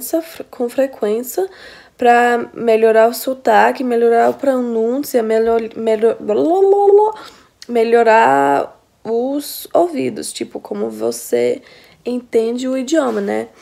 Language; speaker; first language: Portuguese; non-native, fluent; English